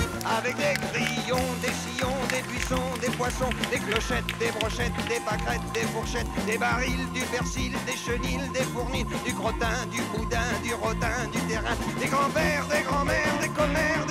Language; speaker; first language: French; native; French